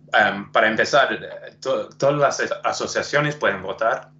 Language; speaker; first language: Spanish; non-native, fluent; English